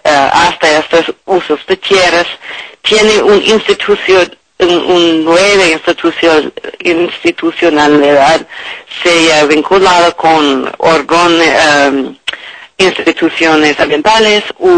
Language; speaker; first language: Spanish; non-native, learner; English